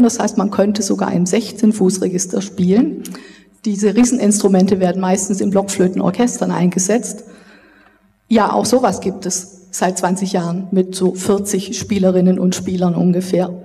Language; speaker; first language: German; native; German